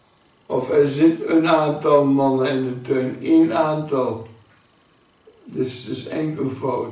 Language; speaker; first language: Dutch; native; Dutch